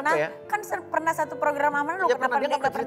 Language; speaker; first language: Indonesian; native; Indonesian